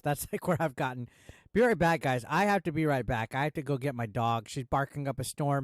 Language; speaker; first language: English; native; English